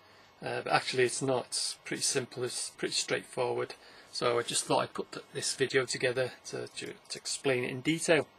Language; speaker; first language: English; native; English